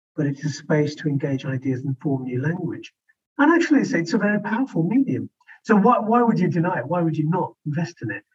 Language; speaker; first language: English; native; English